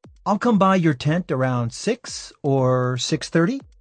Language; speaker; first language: English; native; English